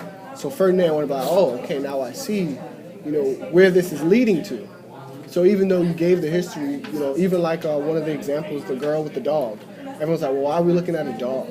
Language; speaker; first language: English; native; English